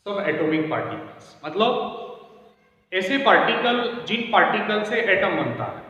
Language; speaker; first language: Hindi; non-native, local second language; Marathi